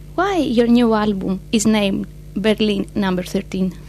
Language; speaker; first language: English; non-native, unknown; Greek